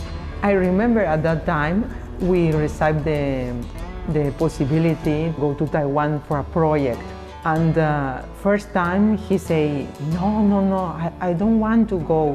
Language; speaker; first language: English; non-native, fluent; Spanish